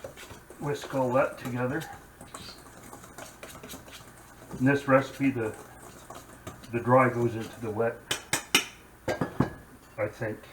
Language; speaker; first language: English; native; English